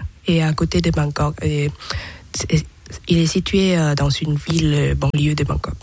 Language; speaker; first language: French; non-native, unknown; Thai